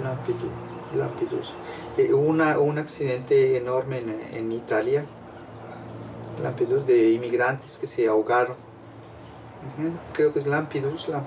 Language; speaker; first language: Spanish; non-native, fluent; French